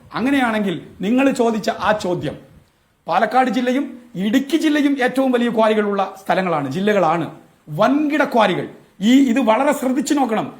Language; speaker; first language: Malayalam; non-native, local second language; Tamil